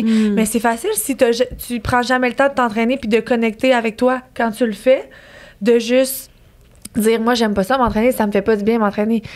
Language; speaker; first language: French; native; French